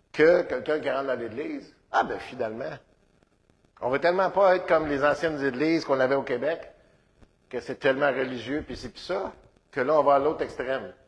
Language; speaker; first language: French; native; French